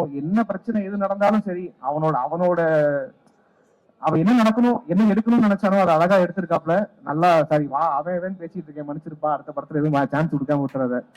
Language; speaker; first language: Tamil; native; Tamil